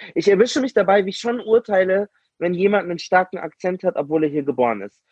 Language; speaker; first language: German; native; German